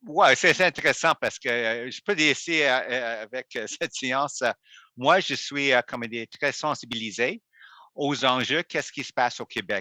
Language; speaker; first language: French; non-native, local second language; English